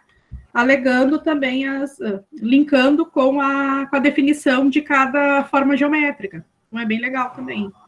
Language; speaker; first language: Portuguese; native; Portuguese